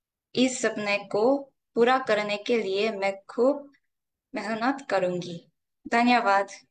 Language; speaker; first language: Hindi; non-native, fluent; Korean